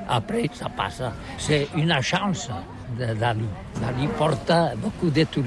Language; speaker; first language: French; non-native, learner; Catalan